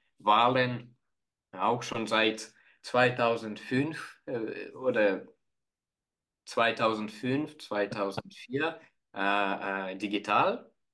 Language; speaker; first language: German; non-native, fluent; Estonian